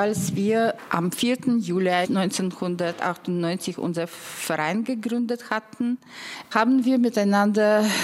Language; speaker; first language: German; non-native, fluent; Russian